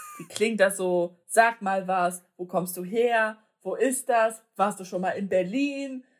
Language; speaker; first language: German; early bilingual, other home language; Polish